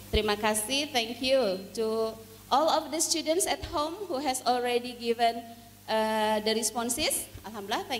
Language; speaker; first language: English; non-native, fluent; Indonesian